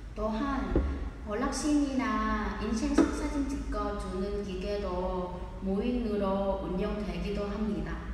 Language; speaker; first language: Korean; non-native, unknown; Vietnamese